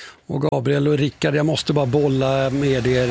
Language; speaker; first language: Swedish; native; Swedish